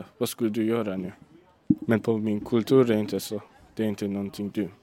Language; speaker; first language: Swedish; non-native, learner; Persian